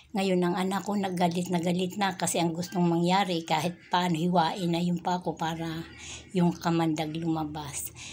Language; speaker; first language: Filipino; non-native, local second language; Bikol